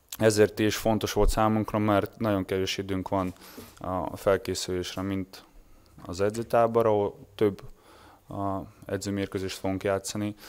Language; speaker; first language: Hungarian; non-native, learner; Russian